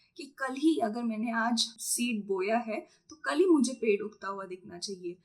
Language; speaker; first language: Hindi; non-native, local second language; Marathi